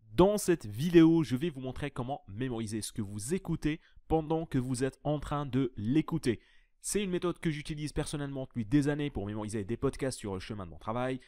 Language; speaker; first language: French; native; French